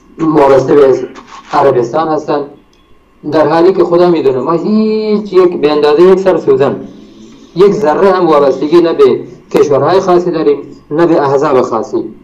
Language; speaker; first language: Persian; non-native, local second language; Baluchi